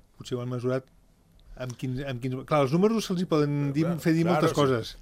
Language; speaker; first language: Catalan; native; Catalan